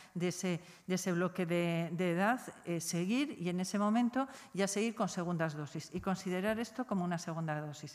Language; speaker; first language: Spanish; native; Spanish